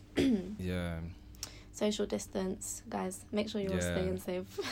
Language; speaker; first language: English; native; English